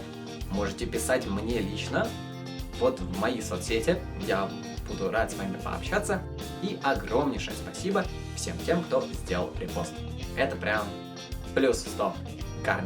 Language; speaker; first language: Russian; native; Russian